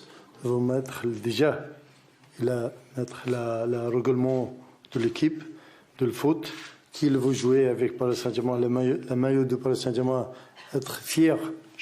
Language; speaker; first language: French; non-native, learner; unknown